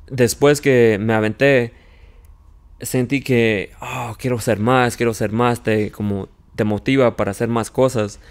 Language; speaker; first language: Spanish; early bilingual, heritage; Spanish